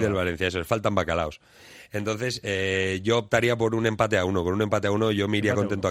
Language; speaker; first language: Spanish; native; Spanish